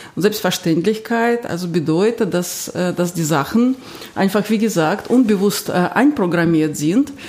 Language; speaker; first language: German; non-native, fluent; Russian